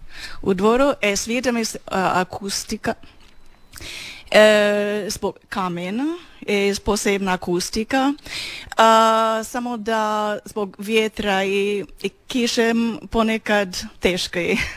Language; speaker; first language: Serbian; non-native, learner; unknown